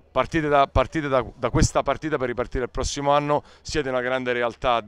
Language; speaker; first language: Italian; native; Italian